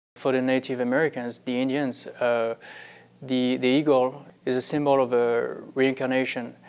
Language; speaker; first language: English; non-native, fluent; French